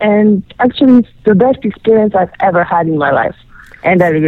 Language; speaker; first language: English; non-native, fluent; Romanian